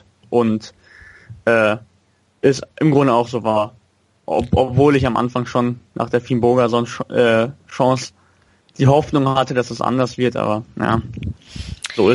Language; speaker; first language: German; native; German